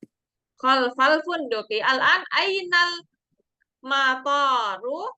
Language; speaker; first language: Arabic; non-native, fluent; Indonesian